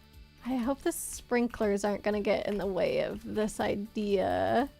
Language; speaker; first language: English; native; English